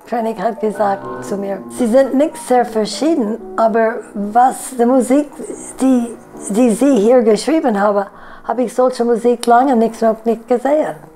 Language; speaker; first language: German; non-native, fluent; English